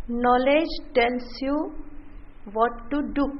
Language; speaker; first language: English; non-native, local second language; Gujarati